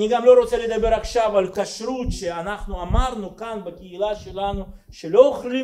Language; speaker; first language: Hebrew; non-native, fluent; Russian